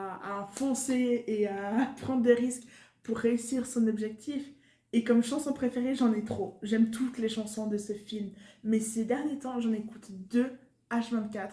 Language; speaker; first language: French; native; French